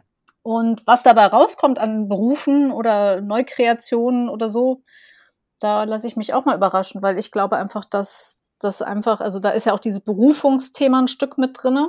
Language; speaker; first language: German; native; German